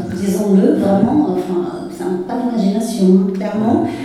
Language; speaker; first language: French; non-native, fluent; Portuguese